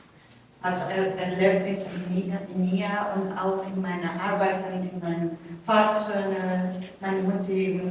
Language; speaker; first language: German; non-native, learner; Persian